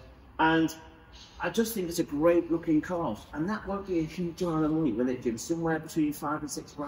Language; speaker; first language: English; native; English